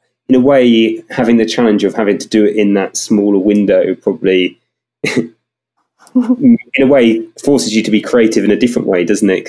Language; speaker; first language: English; native; English